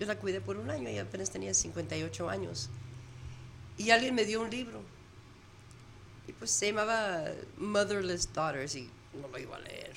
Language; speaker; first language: Spanish; early bilingual, heritage; Spanish